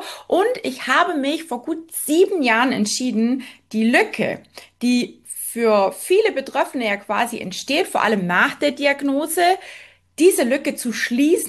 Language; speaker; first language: German; native; German